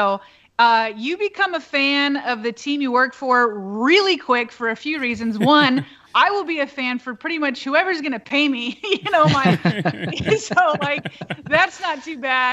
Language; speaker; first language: English; native; English